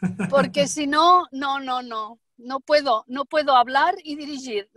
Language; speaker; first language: Portuguese; non-native, learner; Spanish